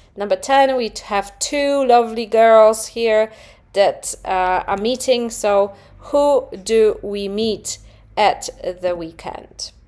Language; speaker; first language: English; non-native, fluent; Polish